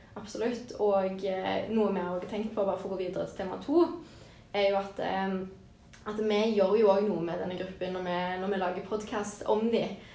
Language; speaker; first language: Norwegian; native; Norwegian